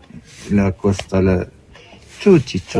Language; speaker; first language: Italian; non-native, learner; Arabic